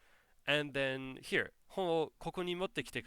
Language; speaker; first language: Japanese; non-native, fluent; English